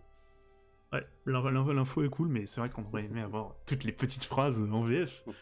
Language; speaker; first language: French; native; French